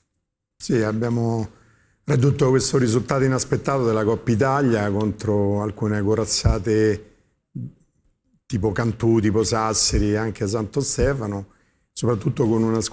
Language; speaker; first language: Italian; native; Italian